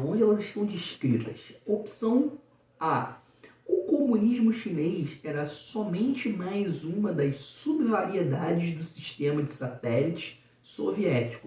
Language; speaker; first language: Portuguese; native; Portuguese